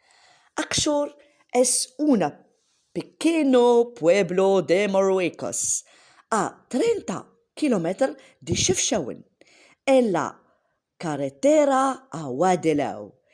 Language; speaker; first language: Spanish; non-native, learner; Arabic